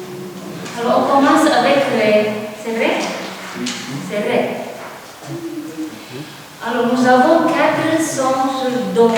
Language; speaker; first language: French; non-native, fluent; Italian